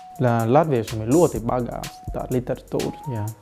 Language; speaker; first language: Latvian; non-native, learner; Vietnamese